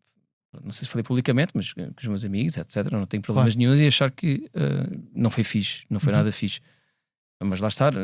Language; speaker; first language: Portuguese; native; Portuguese